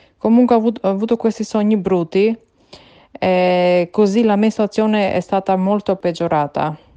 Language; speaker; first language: Italian; non-native, learner; Albanian